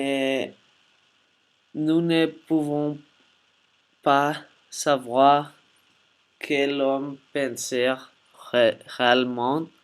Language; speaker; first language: French; non-native, learner; Spanish